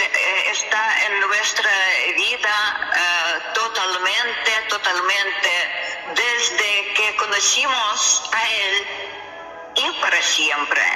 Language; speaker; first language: Spanish; non-native, learner; Russian